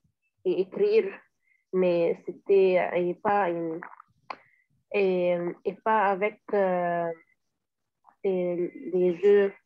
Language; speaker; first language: French; non-native, learner; Arabic